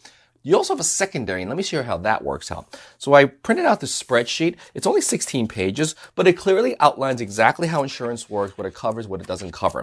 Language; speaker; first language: English; native; English